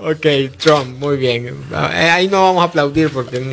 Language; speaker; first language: Spanish; native; Spanish